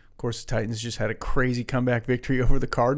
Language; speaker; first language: English; native; English